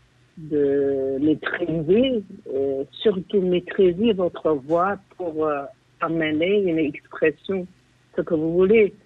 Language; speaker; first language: French; non-native, fluent; Chinese